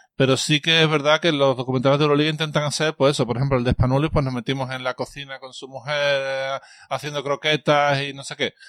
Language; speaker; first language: Spanish; native; Spanish